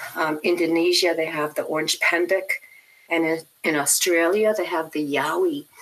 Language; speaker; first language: English; native; English